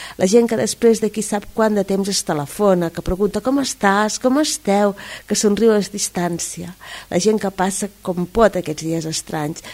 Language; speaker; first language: Catalan; native; Catalan